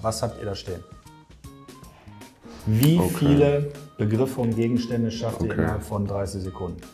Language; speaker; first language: German; native; German